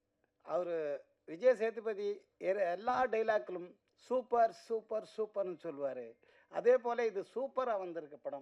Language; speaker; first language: Tamil; non-native, learner; Malayalam